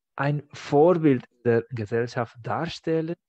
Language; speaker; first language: German; non-native, fluent; Spanish